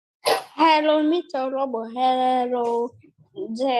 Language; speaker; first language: English; non-native, learner; Vietnamese